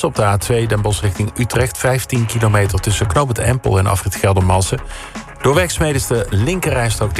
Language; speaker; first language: Dutch; native; Dutch